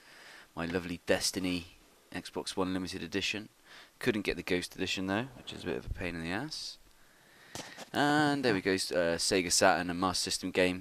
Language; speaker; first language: English; native; English